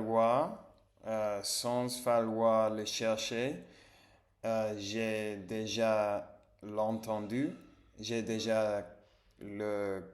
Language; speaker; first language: French; non-native, learner; English